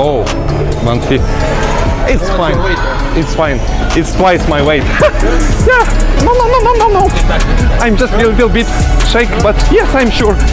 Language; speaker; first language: English; non-native, learner; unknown